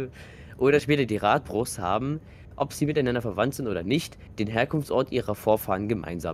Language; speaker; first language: German; native; German